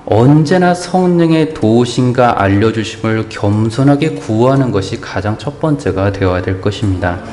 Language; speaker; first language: Korean; native; Korean